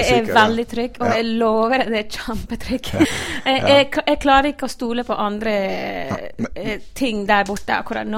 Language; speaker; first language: Norwegian; non-native, fluent; Spanish